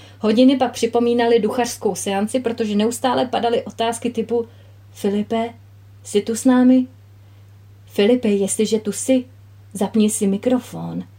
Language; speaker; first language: Czech; native; Czech